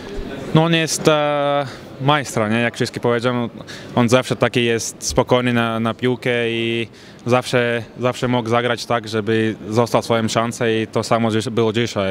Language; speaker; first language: Polish; non-native, fluent; Latvian